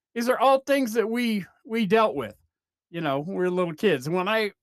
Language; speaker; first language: English; native; English